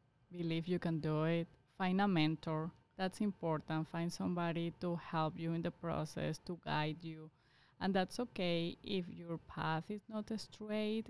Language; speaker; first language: English; non-native, fluent; Spanish